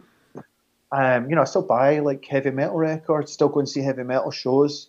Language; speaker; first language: English; native; English